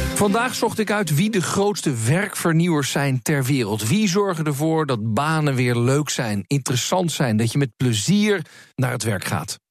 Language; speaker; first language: Dutch; native; Dutch